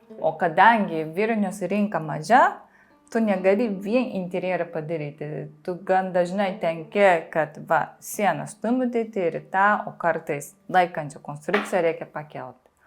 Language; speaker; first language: Lithuanian; non-native, fluent; Japanese